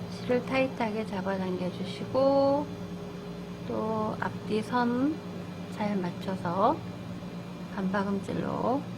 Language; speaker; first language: Korean; native; Korean